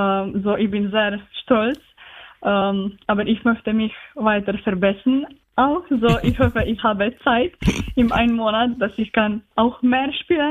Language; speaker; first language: German; non-native, learner; Slovenian